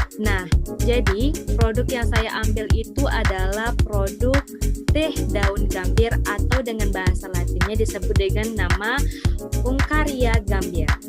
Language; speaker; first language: Indonesian; non-native, local second language; Minangkabau